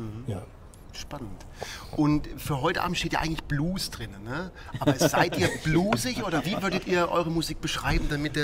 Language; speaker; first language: German; native; German